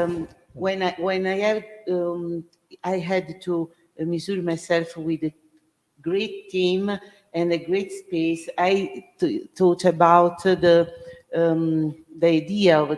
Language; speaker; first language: English; non-native, learner; Italian